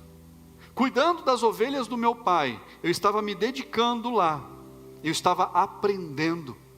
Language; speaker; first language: Portuguese; native; Portuguese